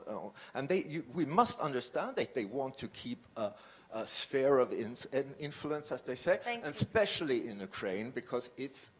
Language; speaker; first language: English; non-native, fluent; French